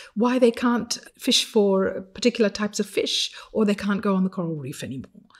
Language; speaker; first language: English; non-native, fluent; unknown